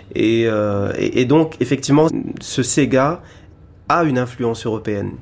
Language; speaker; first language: French; native; French